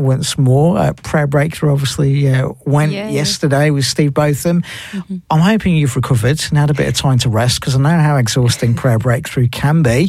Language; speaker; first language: English; native; English